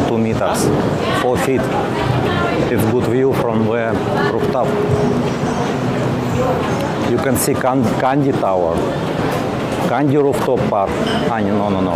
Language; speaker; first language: English; non-native, learner; Russian